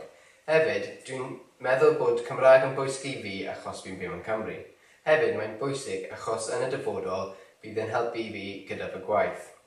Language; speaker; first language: Welsh; non-native, local second language; English